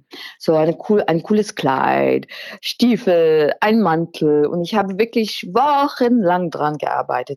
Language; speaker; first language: German; non-native, fluent; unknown